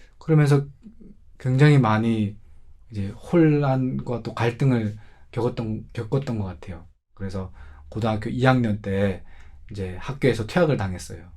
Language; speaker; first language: Korean; native; Korean